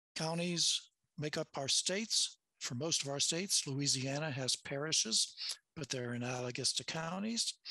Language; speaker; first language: English; native; English